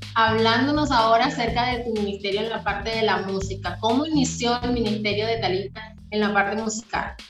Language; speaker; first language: Spanish; native; Spanish